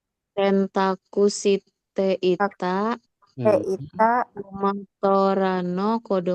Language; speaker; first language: Japanese; non-native, learner; Indonesian